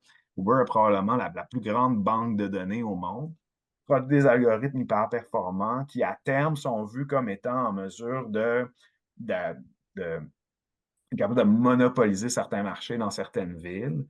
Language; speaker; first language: French; native; French